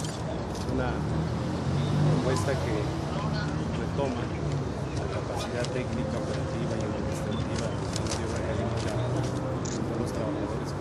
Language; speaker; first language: Spanish; native; Spanish